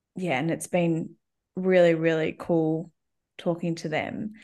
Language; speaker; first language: English; native; English